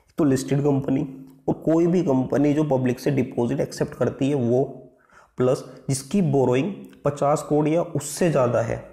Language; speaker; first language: Hindi; native; Hindi